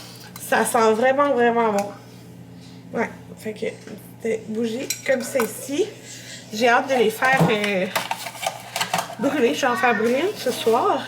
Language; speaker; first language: French; native; French